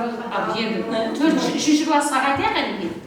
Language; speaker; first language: Kazakh; native; Kazakh